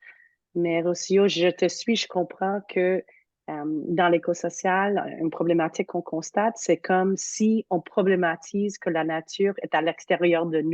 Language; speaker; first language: French; native; French